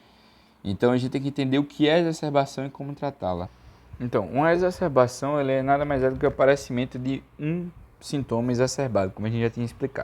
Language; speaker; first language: Portuguese; native; Portuguese